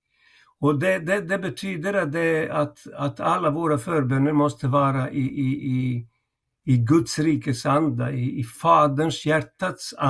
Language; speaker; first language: Swedish; non-native, fluent; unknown